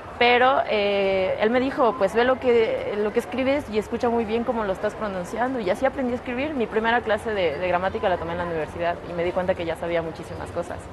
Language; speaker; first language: Spanish; non-native, local second language; Yucateco